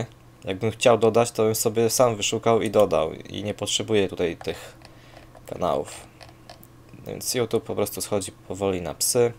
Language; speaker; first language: Polish; native; Polish